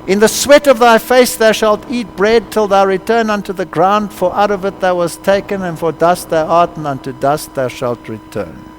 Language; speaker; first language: English; non-native, local second language; Afrikaans